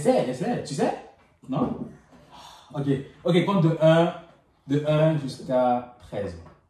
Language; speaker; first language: French; native; French